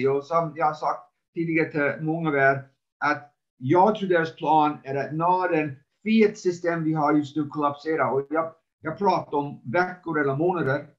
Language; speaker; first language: Swedish; non-native, fluent; English